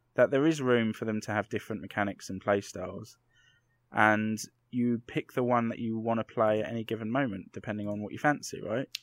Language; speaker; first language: English; native; English